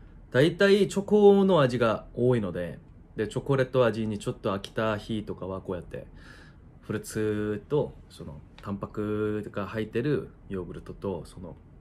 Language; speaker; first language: Japanese; non-native, fluent; Korean